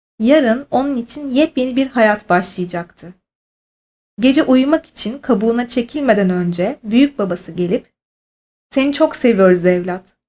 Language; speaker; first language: Turkish; native; Turkish